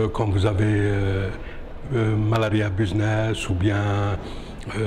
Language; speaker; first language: French; non-native, local second language; Arabic